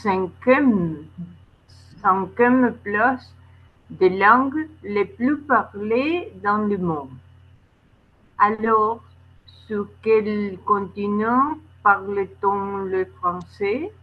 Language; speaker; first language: French; non-native, learner; Spanish